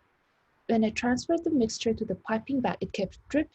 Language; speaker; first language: English; non-native, fluent; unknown